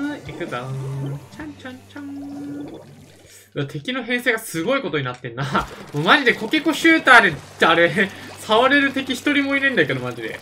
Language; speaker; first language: Japanese; native; Japanese